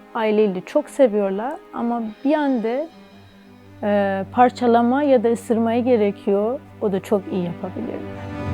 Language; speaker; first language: Turkish; non-native, learner; Persian